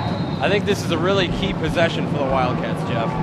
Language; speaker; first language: English; native; English